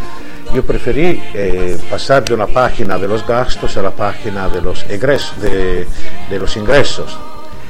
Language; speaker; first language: Spanish; non-native, fluent; Italian